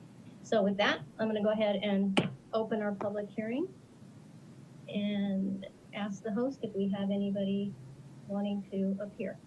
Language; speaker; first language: English; native; English